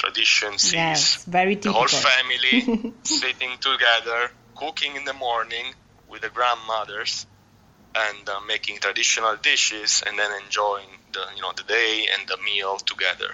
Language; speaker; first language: English; non-native, fluent; Italian